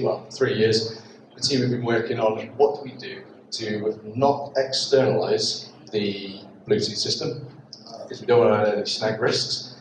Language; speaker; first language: English; native; English